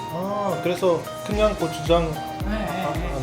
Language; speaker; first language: Korean; non-native, learner; English